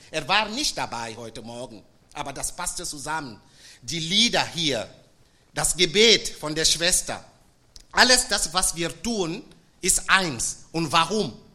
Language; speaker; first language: German; non-native, fluent; French